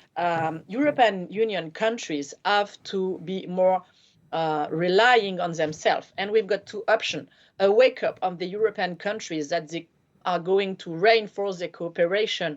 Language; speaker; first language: English; non-native, fluent; French